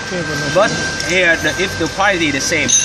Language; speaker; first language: English; non-native, learner; Vietnamese